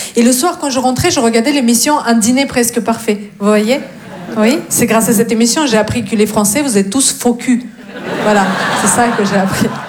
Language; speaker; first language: French; non-native, fluent; Russian